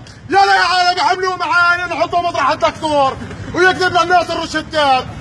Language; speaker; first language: Arabic; native; Arabic